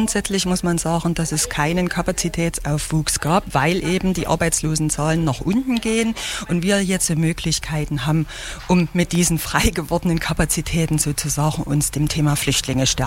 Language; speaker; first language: German; native; German